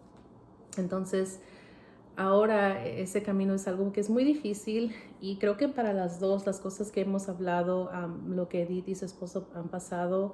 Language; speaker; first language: Spanish; early bilingual, heritage; Spanish